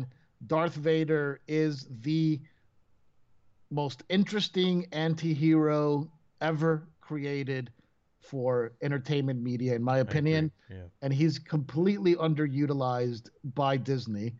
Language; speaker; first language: English; non-native, fluent; Spanish